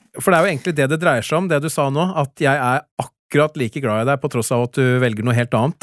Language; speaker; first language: Norwegian; native; Norwegian